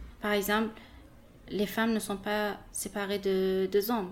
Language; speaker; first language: French; non-native, learner; Persian